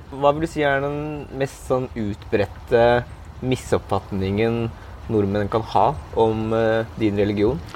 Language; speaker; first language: Norwegian; native; Norwegian